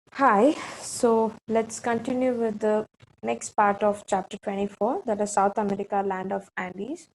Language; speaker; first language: English; non-native, local second language; Kannada